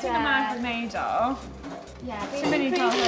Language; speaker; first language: Welsh; native; Welsh